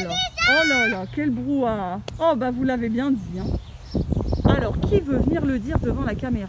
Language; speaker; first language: French; native; French